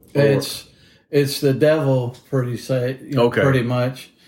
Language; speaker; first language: English; native; English